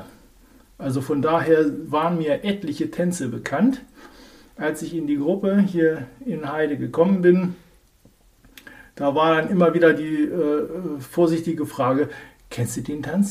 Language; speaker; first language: German; native; German